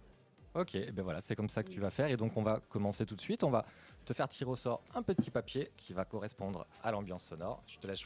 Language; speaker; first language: French; native; French